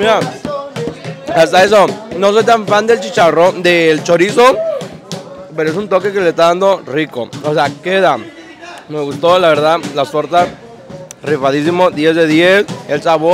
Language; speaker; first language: Spanish; native; Spanish